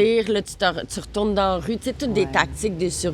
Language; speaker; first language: French; native; French